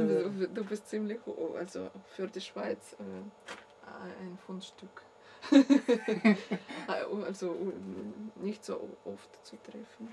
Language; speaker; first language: German; non-native, fluent; Russian